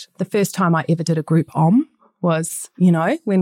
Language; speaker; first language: English; native; English